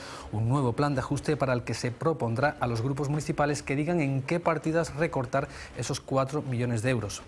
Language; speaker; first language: Spanish; native; Spanish